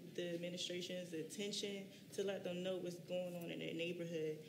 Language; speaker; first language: English; native; English